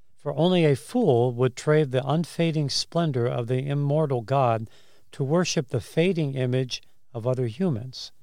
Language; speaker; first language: English; native; English